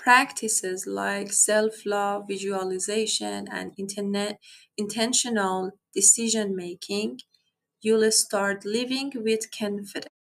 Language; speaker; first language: English; non-native, fluent; Persian